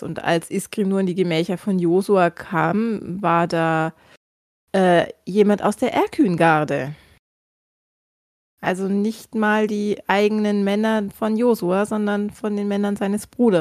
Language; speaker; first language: German; native; German